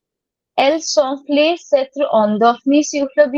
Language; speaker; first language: French; non-native, learner; Hindi